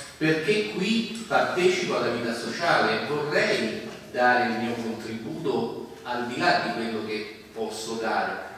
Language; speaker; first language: Italian; native; Italian